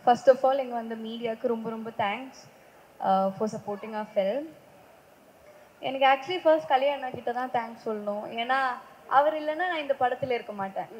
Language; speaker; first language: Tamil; non-native, fluent; Malayalam